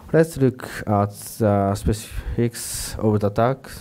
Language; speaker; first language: English; non-native, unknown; Japanese